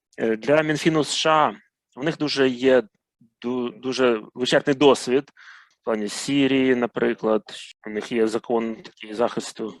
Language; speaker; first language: Ukrainian; non-native, fluent; Arabic